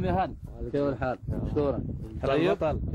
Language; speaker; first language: Arabic; native; Arabic